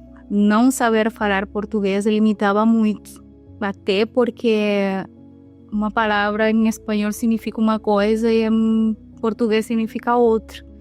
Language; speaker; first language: Portuguese; non-native, fluent; Spanish